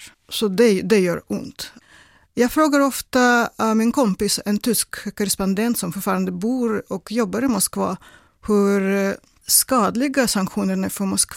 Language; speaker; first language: Swedish; non-native, fluent; Russian